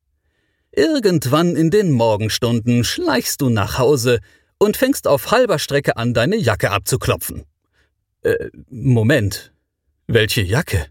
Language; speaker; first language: German; native; German